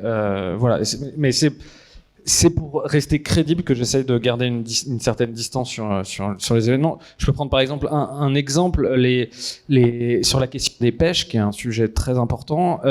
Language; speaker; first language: French; native; French